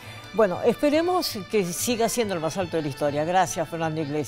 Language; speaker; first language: Spanish; native; Spanish